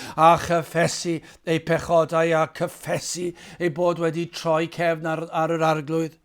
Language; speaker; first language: Welsh; native; Welsh